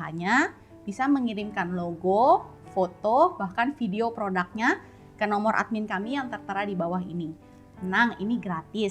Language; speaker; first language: Indonesian; native; Indonesian